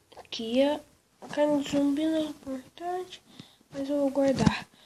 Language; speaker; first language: Portuguese; native; Portuguese